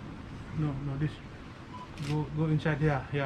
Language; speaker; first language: English; non-native, learner; Indonesian